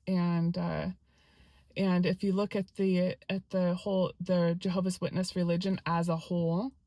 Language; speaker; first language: English; native; English